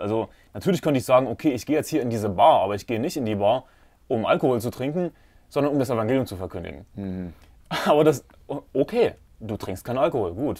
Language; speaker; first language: German; native; German